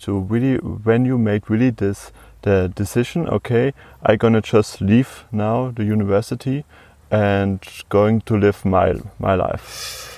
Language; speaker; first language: English; non-native, fluent; German